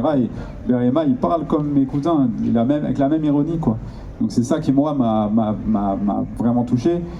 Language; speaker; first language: French; native; French